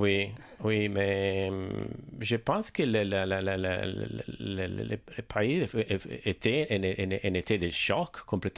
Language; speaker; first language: French; non-native, learner; Italian